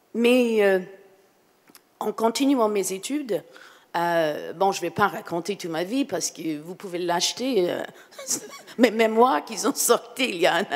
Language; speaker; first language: French; non-native, fluent; English